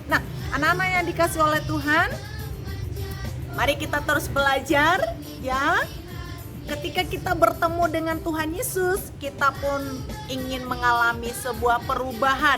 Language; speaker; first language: Indonesian; native; Indonesian